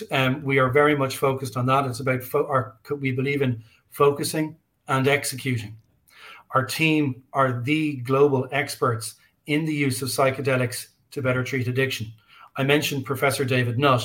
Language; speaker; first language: English; native; English